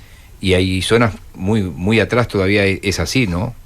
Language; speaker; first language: Spanish; native; Spanish